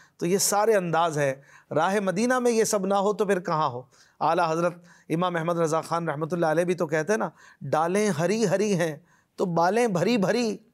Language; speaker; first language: Urdu; native; Urdu